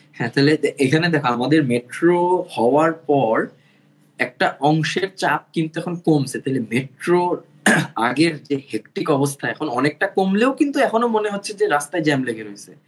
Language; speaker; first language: Bangla; native; Bangla